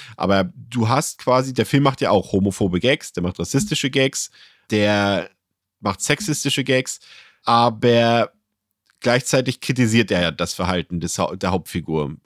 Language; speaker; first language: German; native; German